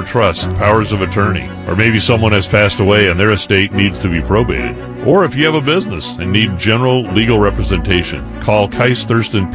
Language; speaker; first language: English; native; English